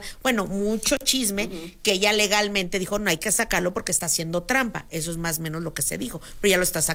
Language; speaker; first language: Spanish; native; Spanish